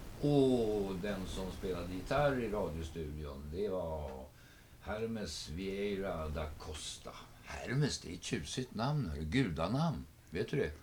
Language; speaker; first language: Swedish; native; Swedish